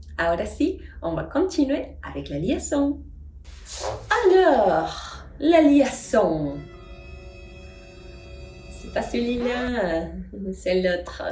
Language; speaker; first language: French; non-native, fluent; Spanish